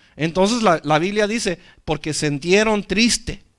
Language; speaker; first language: Spanish; non-native, fluent; English